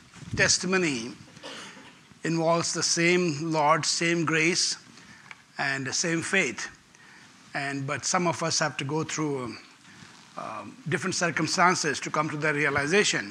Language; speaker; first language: English; non-native, local second language; Punjabi